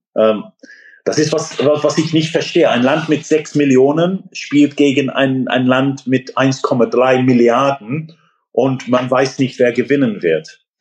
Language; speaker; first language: German; non-native, fluent; English